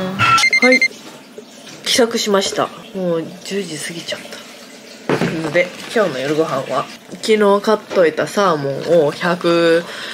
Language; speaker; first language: Japanese; native; Japanese